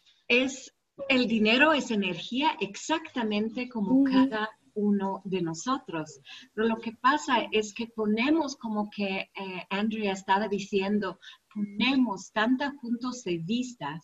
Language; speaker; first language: Spanish; non-native, learner; English